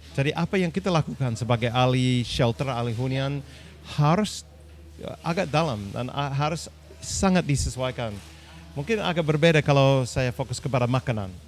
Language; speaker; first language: Indonesian; non-native, fluent; English